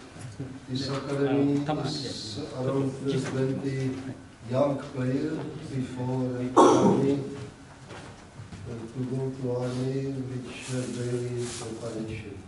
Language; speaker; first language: English; non-native, learner; Czech